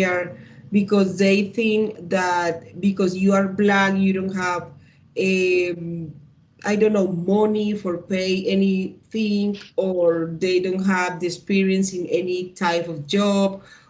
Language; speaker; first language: English; non-native, learner; Spanish